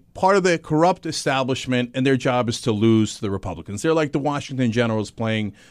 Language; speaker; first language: English; native; English